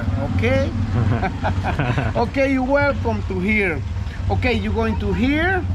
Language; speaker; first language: English; non-native, learner; Spanish